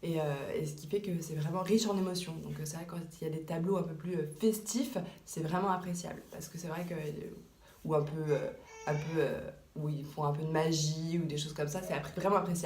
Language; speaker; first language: French; native; French